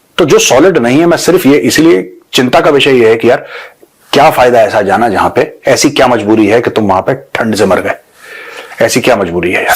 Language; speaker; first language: Hindi; native; Hindi